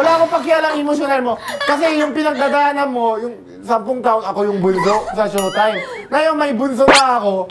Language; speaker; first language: Filipino; non-native, fluent; Korean